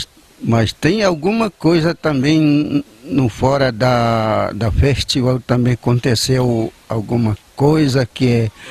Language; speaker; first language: Portuguese; non-native, local second language; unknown